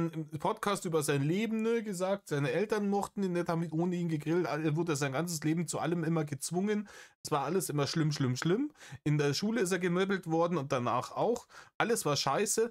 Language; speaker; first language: German; native; German